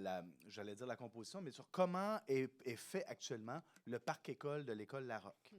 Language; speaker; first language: French; native; French